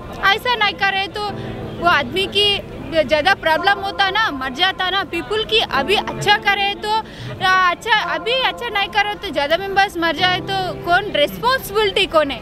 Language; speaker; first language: Hindi; non-native, local second language; Telugu